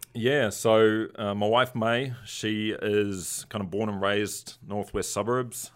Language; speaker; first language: English; native; English